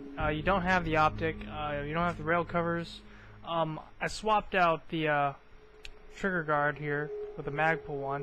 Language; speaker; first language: English; native; English